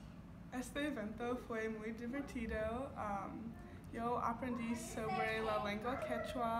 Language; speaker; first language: Spanish; non-native, learner; English